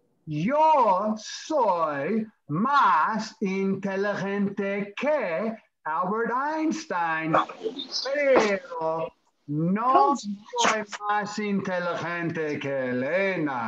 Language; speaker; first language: Spanish; non-native, fluent; English